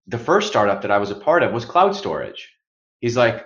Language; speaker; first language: English; non-native, local second language; Urdu